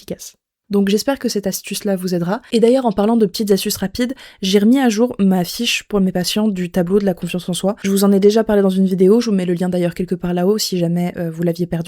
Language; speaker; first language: French; native; French